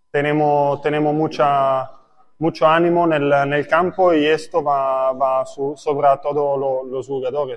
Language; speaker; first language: Spanish; non-native, fluent; Italian